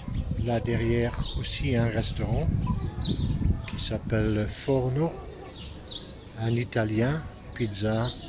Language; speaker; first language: French; non-native, fluent; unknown